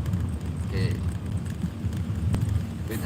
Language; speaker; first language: English; non-native, learner; Indonesian